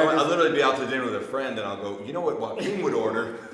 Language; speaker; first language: English; native; English